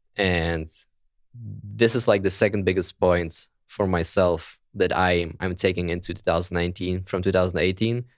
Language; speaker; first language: English; non-native, fluent; German